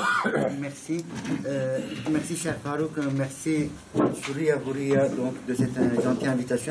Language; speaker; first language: French; non-native, fluent; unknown